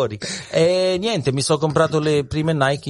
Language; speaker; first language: Italian; early bilingual, heritage; Italian